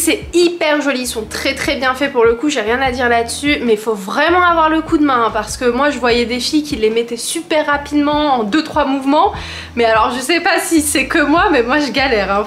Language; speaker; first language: French; native; French